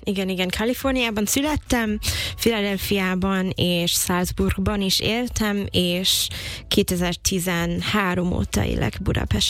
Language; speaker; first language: Hungarian; non-native, fluent; English